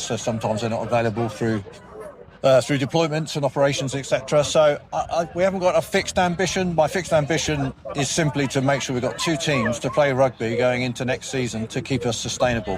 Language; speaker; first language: English; native; English